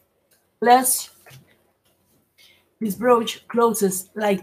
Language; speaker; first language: English; non-native, fluent; Spanish